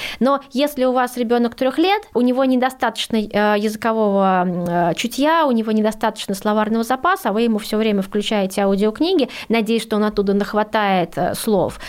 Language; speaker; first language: Russian; early bilingual, heritage; Russian